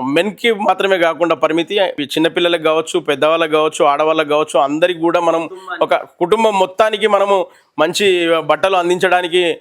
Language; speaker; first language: Telugu; native; Telugu